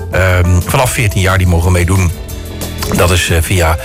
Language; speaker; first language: Dutch; native; Dutch